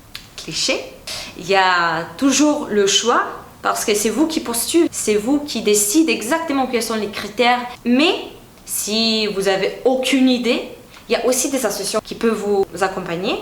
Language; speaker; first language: French; non-native, fluent; Romanian